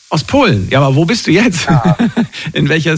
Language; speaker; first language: German; native; German